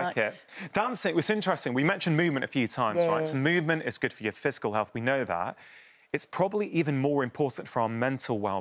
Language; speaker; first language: English; native; English